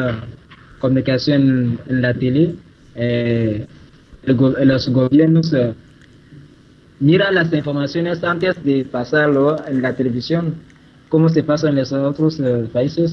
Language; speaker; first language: Spanish; non-native, local second language; Ewe